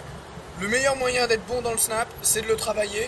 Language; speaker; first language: French; native; French